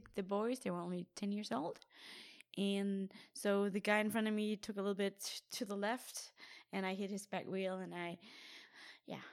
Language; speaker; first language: English; non-native, fluent; Danish